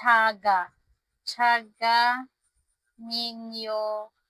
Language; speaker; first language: Korean; non-native, learner; Filipino